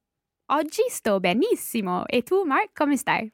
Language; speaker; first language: Italian; non-native, learner; English